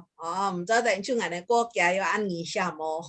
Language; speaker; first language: Chinese; early bilingual, heritage; Chinese